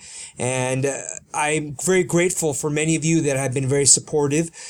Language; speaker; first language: English; early bilingual, other home language; Korean